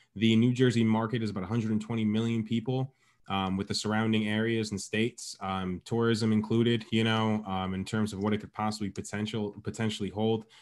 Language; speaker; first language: English; native; English